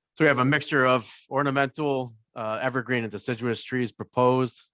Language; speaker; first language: English; native; English